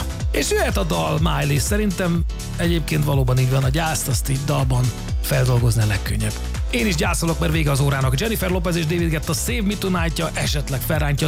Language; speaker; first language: Hungarian; native; Hungarian